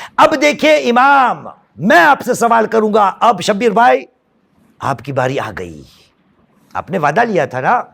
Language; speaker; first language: Urdu; non-native, local second language; Gujarati